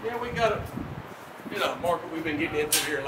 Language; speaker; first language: English; native; English